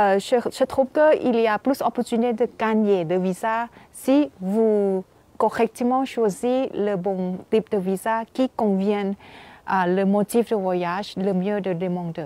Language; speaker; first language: French; non-native, fluent; Thai